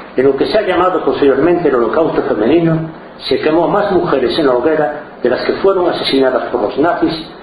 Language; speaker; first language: Spanish; non-native, local second language; Galician